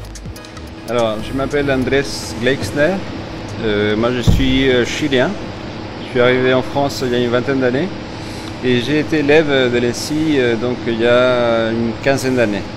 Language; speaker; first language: French; non-native, fluent; Spanish